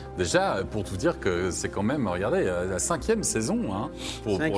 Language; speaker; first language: French; native; French